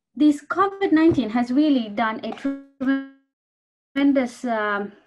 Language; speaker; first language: English; non-native, local second language; Bangla